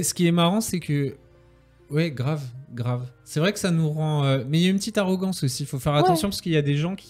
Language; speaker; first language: French; native; French